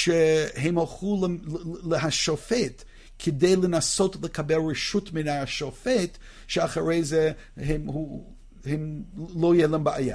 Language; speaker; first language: Hebrew; non-native, fluent; English